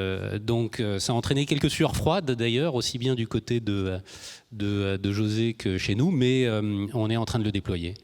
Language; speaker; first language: French; native; French